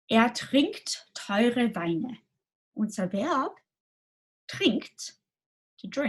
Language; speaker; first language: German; non-native, fluent; English